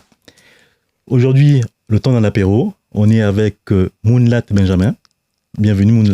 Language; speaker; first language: French; native; French